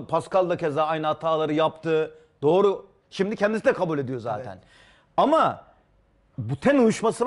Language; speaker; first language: Turkish; native; Turkish